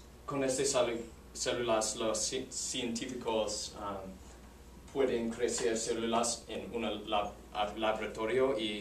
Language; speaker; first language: Spanish; non-native, learner; English